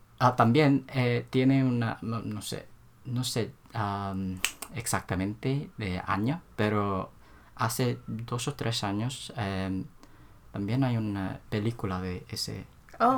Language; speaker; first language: Spanish; non-native, learner; Korean